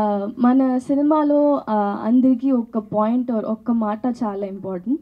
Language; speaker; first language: Telugu; non-native, learner; Tamil